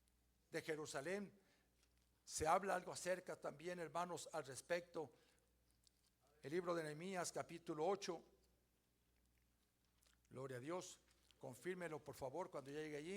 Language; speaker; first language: Spanish; native; Spanish